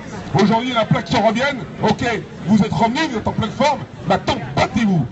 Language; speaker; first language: French; native; French